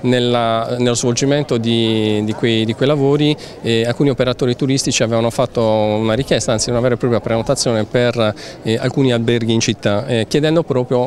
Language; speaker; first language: Italian; native; Italian